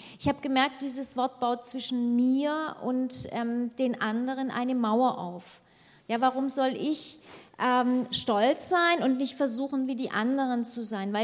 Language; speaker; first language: German; early bilingual, other home language; Turkish